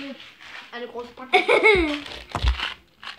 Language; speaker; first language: German; native; German